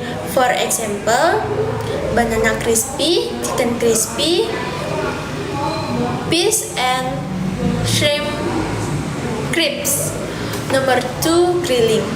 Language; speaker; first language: English; non-native, learner; Indonesian